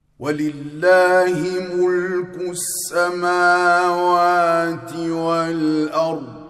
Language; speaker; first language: Arabic; native; Arabic